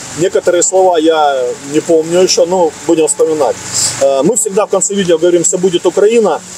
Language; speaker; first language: Ukrainian; non-native, local second language; Russian